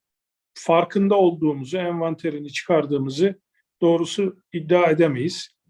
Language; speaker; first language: Turkish; native; Turkish